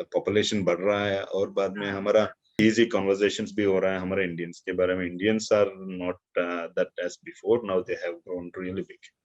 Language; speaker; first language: Hindi; non-native, local second language; Telugu